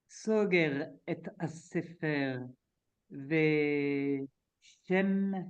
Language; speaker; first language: Hebrew; non-native, learner; French